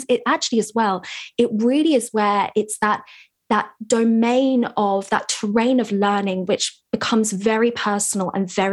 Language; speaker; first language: English; native; English